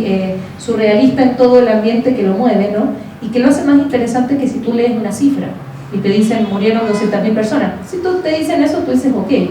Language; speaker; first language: Spanish; native; Spanish